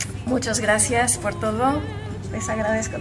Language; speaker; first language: Spanish; non-native, fluent; Greek